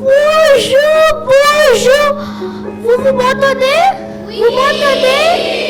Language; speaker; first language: French; non-native, learner; Bangla